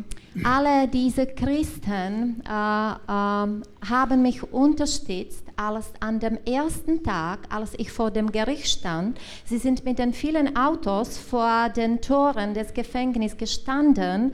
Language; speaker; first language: German; non-native, learner; Czech